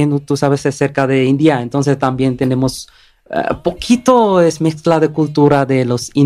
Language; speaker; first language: Spanish; non-native, learner; Bangla